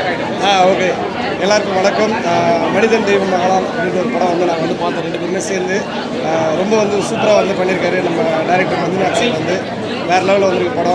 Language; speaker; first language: Tamil; native; Tamil